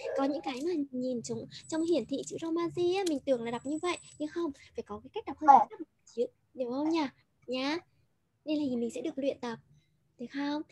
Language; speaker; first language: Vietnamese; native; Vietnamese